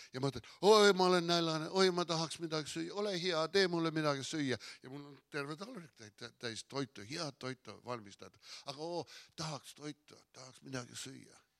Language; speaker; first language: Estonian; early bilingual, heritage; Estonian